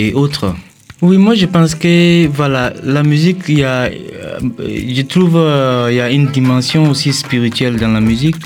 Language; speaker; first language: French; non-native, local second language; Mossi